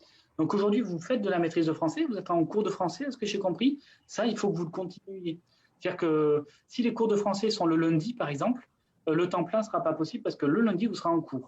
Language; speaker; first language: French; native; French